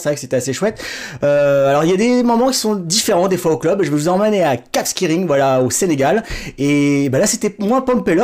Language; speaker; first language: French; native; French